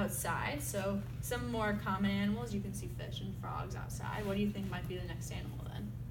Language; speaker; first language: English; native; English